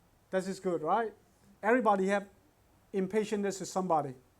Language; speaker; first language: English; non-native, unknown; Burmese